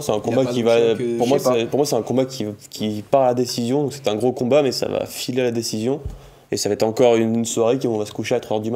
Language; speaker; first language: French; native; French